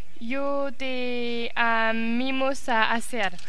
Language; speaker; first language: Spanish; non-native, learner; French